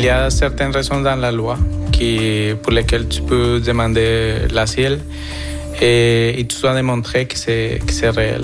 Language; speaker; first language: French; non-native, fluent; Spanish